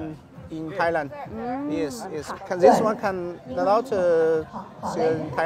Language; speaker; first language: English; non-native, learner; Chinese